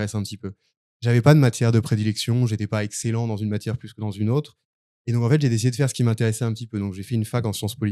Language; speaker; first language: French; native; French